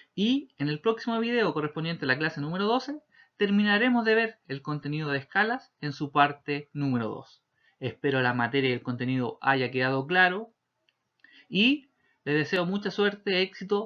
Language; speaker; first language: Spanish; native; Spanish